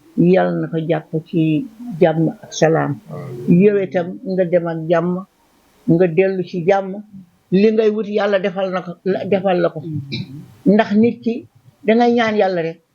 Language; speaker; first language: Wolof; non-native, local second language; Fula